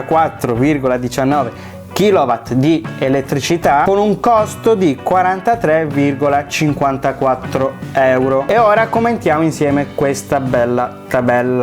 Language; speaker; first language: Italian; native; Italian